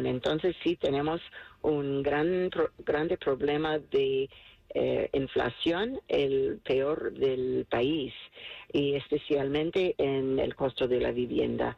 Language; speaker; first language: Spanish; non-native, fluent; English